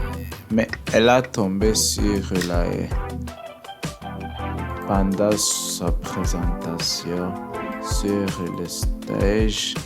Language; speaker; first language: French; non-native, learner; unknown